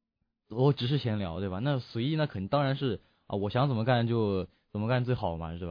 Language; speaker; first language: Chinese; native; Chinese